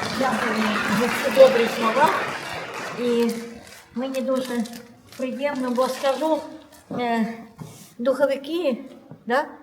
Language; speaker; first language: Ukrainian; non-native, local second language; Russian